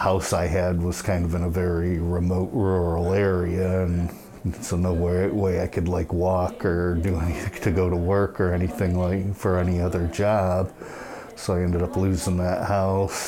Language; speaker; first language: English; native; English